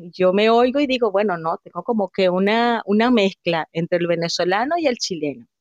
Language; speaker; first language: Spanish; native; Spanish